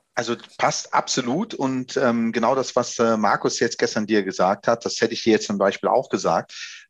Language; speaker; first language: German; native; German